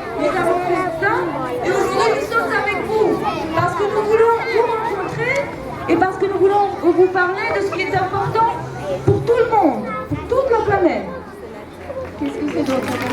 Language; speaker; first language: French; non-native, fluent; Romanian